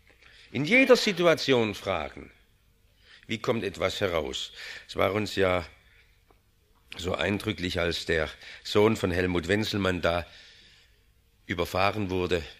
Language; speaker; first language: German; native; German